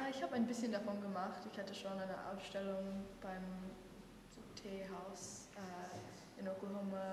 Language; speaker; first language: German; non-native, fluent; English